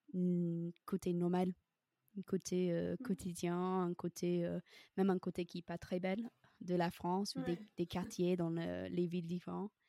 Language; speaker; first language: French; non-native, fluent; English